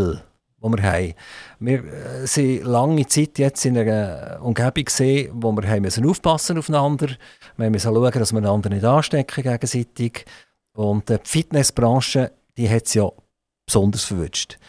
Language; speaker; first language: German; native; German